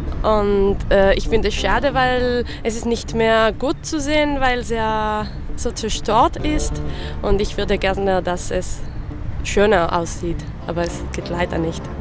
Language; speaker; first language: German; non-native, learner; French